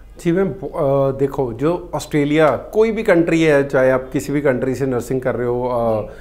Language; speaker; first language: Hindi; non-native, local second language; Punjabi